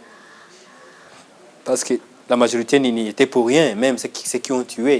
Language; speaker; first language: French; non-native, local second language; Kinyarwanda